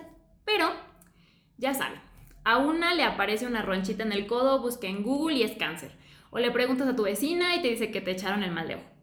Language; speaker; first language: Spanish; native; Spanish